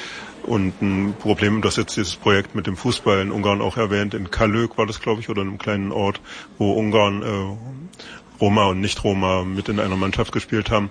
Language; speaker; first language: German; native; German